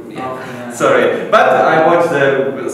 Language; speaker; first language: English; non-native, fluent; Uzbek